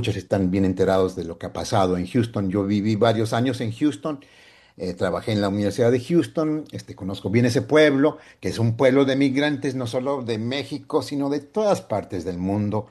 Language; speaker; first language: Spanish; early bilingual, heritage; Spanish